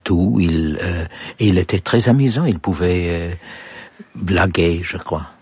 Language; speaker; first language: French; non-native, learner; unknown